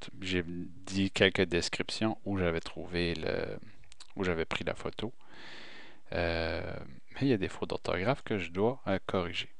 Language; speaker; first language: French; native; French